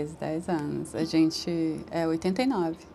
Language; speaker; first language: Portuguese; early bilingual, other home language; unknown